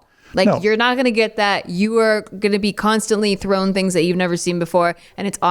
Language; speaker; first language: English; native; English